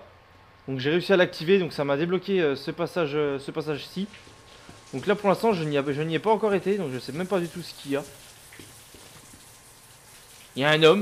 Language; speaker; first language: French; native; French